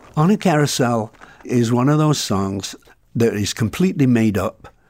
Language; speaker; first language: English; native; English